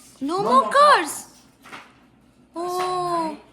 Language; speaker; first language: English; non-native, local second language; Bangla